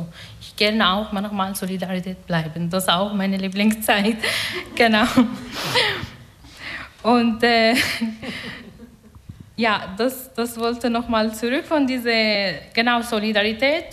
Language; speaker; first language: German; non-native, learner; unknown